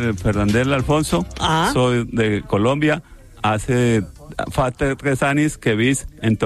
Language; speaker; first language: Catalan; non-native, learner; Spanish